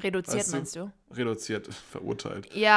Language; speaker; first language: German; native; German